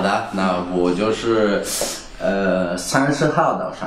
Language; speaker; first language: Chinese; non-native, fluent; Italian